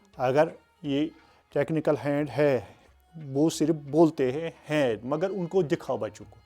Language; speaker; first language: Urdu; non-native, local second language; Kashmiri